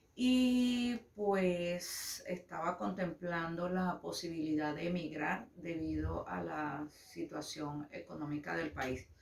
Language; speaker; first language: Spanish; native; Spanish